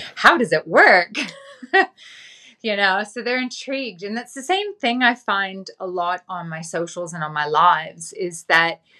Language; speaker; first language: English; native; English